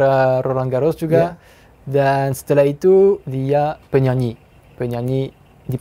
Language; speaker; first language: Indonesian; non-native, fluent; French